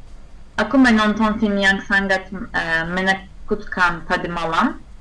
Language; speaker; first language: Indonesian; non-native, learner; Turkish